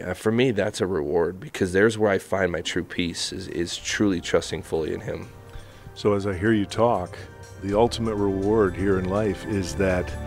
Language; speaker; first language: English; native; English